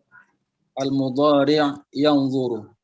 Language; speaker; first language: Arabic; non-native, learner; Indonesian